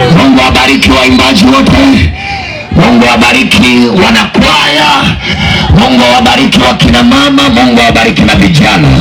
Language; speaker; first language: Swahili; native; Swahili